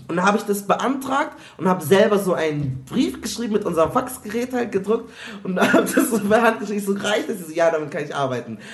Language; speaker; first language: German; early bilingual, other home language; Igbo